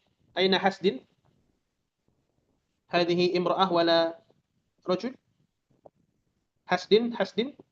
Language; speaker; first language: Arabic; non-native, fluent; Indonesian